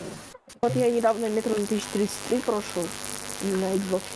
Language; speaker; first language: Russian; native; Russian